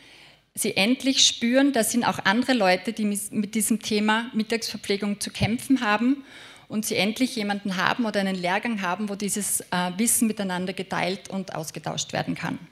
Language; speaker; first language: German; native; German